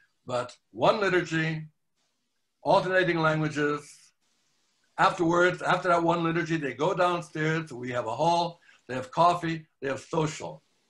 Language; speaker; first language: English; native; English